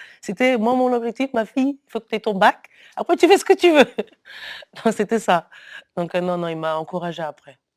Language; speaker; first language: French; early bilingual, other home language; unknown